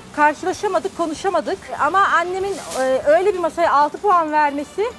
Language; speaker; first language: Turkish; native; Turkish